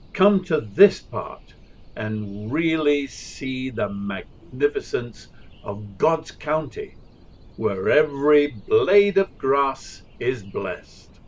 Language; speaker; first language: English; native; English